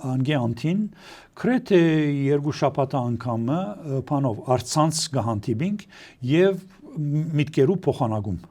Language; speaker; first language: Armenian; early bilingual, heritage; Armenian